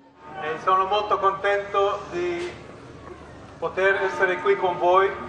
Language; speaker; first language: Italian; non-native, fluent; English